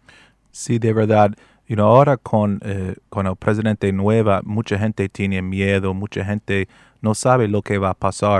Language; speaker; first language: Spanish; non-native, fluent; English